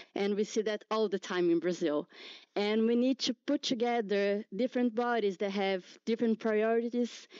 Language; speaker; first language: English; non-native, fluent; Portuguese